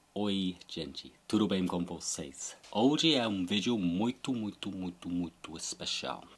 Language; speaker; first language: Portuguese; non-native, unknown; English